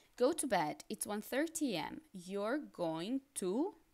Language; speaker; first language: English; non-native, fluent; Italian